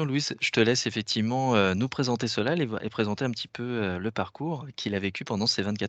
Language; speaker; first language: French; native; French